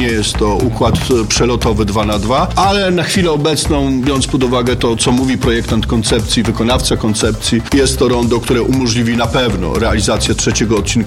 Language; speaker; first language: Polish; native; Polish